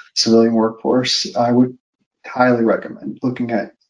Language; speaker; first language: English; native; English